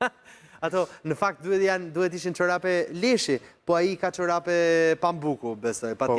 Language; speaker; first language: Albanian; native; Albanian